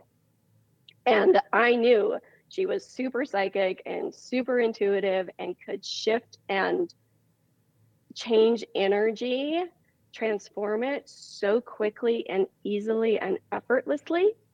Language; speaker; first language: English; native; English